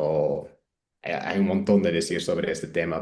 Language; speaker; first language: Spanish; non-native, fluent; English